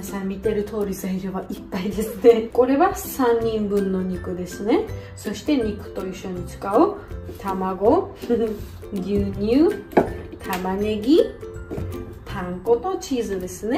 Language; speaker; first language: Japanese; non-native, learner; Georgian